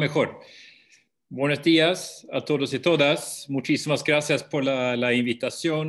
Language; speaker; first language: Spanish; non-native, fluent; Swedish